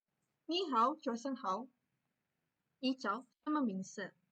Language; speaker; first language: Chinese; non-native, learner; Malay